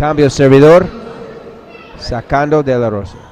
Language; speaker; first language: Spanish; non-native, learner; English